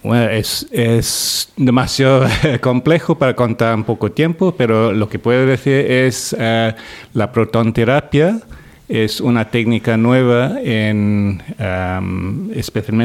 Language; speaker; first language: Spanish; non-native, fluent; English